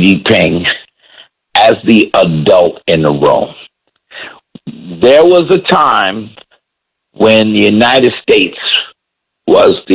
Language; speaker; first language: English; native; English